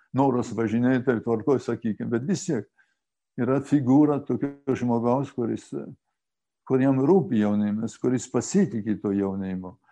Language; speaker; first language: Lithuanian; early bilingual, heritage; Lithuanian